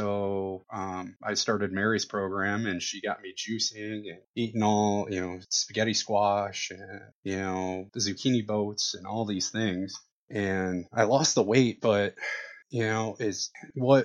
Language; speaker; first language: English; native; English